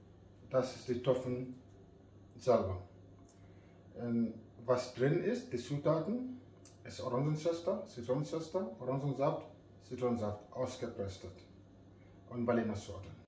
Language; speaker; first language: German; non-native, learner; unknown